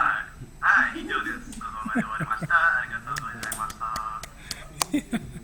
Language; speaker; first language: Japanese; non-native, learner; Indonesian